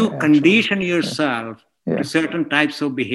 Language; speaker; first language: English; non-native, local second language; Malayalam